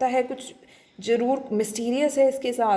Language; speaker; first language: Hindi; native; Hindi